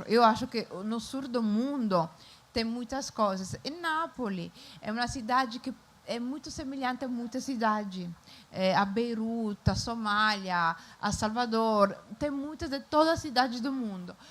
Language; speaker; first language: Portuguese; non-native, fluent; Italian